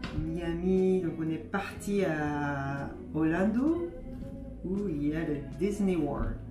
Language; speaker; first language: French; non-native, fluent; Japanese